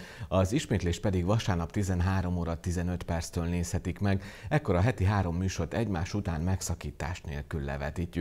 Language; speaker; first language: Hungarian; native; Hungarian